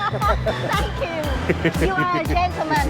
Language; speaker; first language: English; non-native, learner; Vietnamese